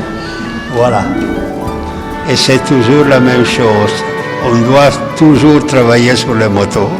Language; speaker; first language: French; non-native, learner; Italian